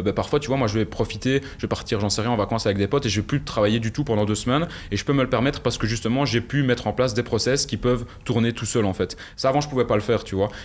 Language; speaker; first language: French; native; French